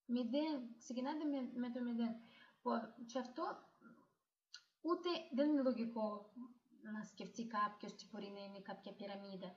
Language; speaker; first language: Greek; non-native, learner; Russian